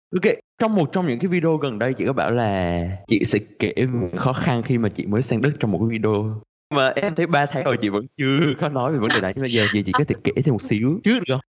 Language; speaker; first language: Vietnamese; native; Vietnamese